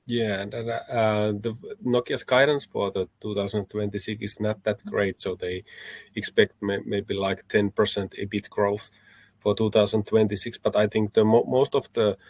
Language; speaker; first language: English; non-native, fluent; Finnish